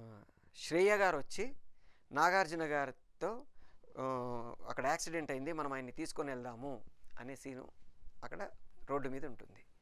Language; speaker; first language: Telugu; native; Telugu